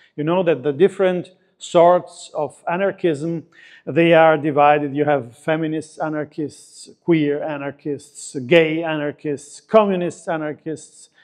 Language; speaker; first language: English; non-native, fluent; Italian